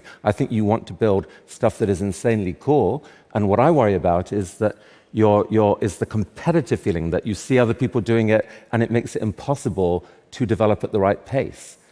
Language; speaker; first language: English; native; English